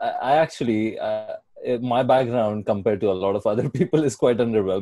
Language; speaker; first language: English; non-native, local second language; Marathi